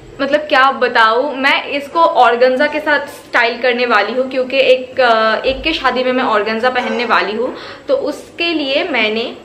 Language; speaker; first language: Hindi; non-native, local second language; Bangla